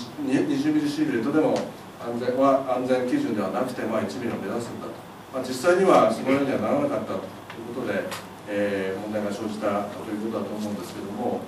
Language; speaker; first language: Japanese; native; Japanese